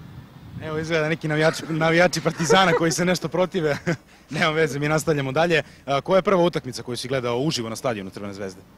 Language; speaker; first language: Serbian; native; Serbian